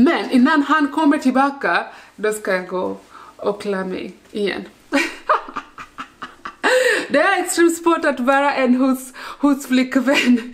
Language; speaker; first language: Swedish; non-native, learner; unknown